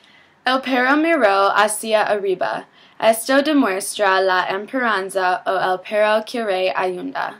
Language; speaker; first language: Spanish; non-native, learner; English